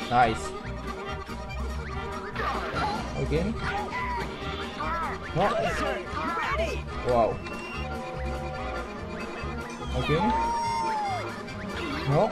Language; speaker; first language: English; non-native, learner; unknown